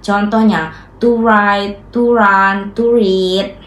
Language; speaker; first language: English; non-native, learner; Indonesian